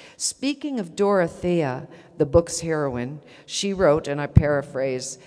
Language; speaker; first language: English; native; English